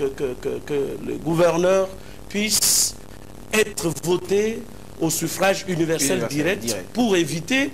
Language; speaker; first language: French; non-native, local second language; Lingala